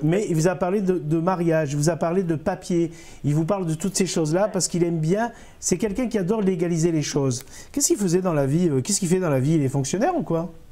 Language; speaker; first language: French; native; French